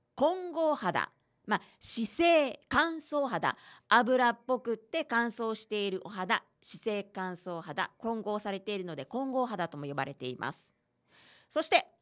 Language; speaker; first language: Japanese; native; Japanese